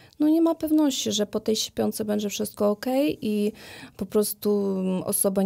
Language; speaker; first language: Polish; non-native, learner; Ukrainian